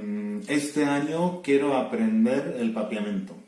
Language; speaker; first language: Spanish; non-native, fluent; Polish